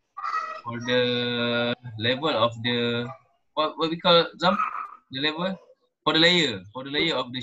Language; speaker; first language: English; non-native, local second language; Malay